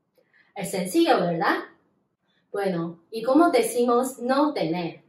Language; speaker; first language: Spanish; non-native, fluent; Chinese